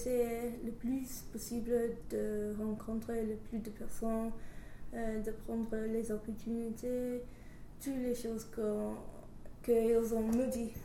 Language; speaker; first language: French; non-native, learner; English